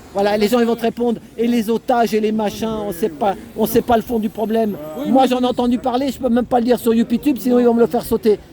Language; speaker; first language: French; native; French